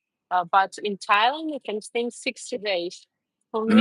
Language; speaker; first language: English; non-native, learner; Russian